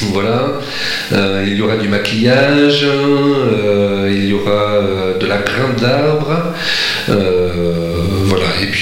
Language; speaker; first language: French; native; French